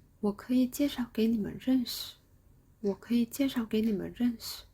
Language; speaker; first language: Chinese; non-native, fluent; Korean